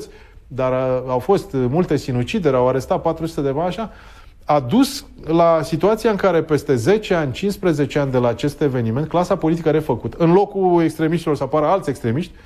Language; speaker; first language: Romanian; native; Romanian